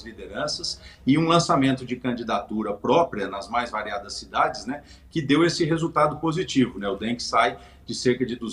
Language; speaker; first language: Portuguese; native; Portuguese